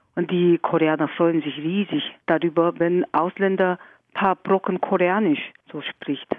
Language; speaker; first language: German; non-native, fluent; Korean